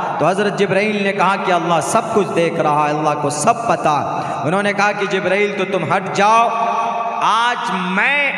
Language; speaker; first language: Hindi; native; Hindi